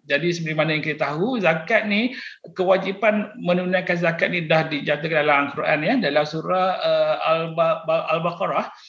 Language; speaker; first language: Malay; native; Malay